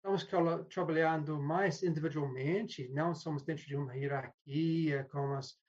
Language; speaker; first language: Portuguese; non-native, fluent; English